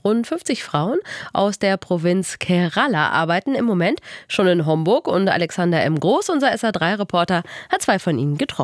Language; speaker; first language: German; native; German